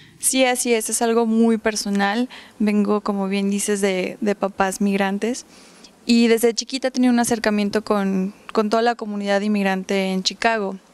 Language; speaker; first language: Spanish; early bilingual, heritage; Spanish